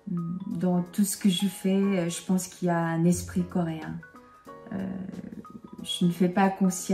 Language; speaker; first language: French; non-native, fluent; Korean